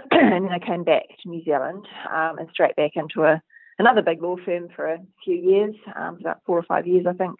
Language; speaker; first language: English; native; English